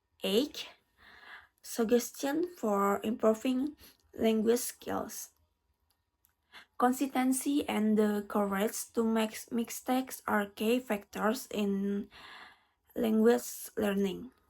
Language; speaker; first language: English; non-native, learner; Indonesian